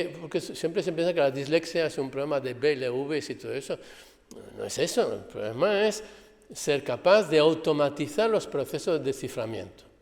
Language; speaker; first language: Spanish; non-native, fluent; French